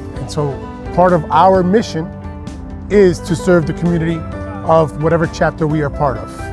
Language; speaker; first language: English; early bilingual, other home language; Spanish